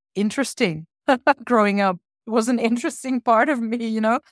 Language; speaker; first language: English; non-native, fluent; Dutch